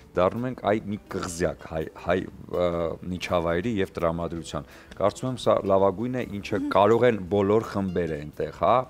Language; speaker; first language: Armenian; native; Armenian